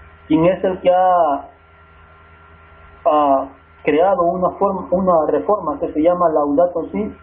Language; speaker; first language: Spanish; native; Spanish